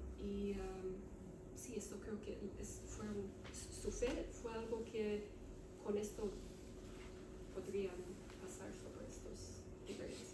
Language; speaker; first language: Spanish; non-native, learner; Romanian